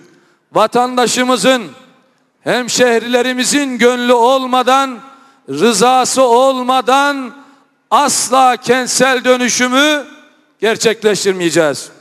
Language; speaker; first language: Turkish; native; Turkish